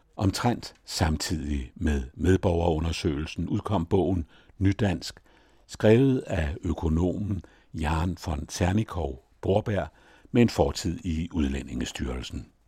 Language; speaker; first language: Danish; native; Danish